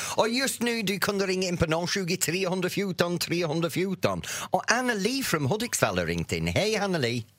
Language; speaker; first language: Swedish; non-native, fluent; English